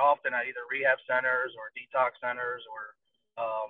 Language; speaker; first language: English; native; English